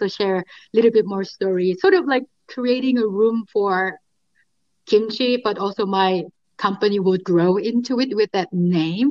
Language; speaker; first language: English; non-native, fluent; Korean